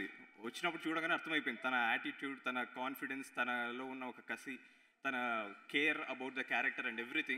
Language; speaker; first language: Telugu; native; Telugu